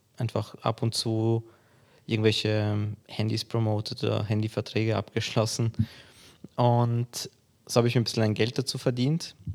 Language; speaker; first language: German; early bilingual, other home language; Polish